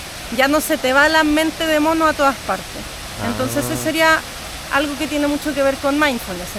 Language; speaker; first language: Spanish; native; Spanish